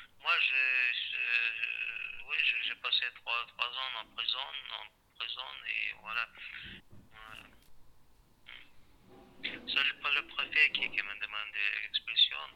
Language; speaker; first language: French; non-native, learner; Chechen